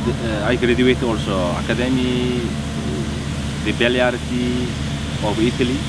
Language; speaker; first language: English; non-native, learner; Korean